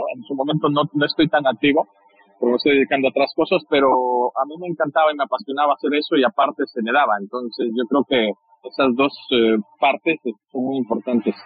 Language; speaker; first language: Spanish; native; Spanish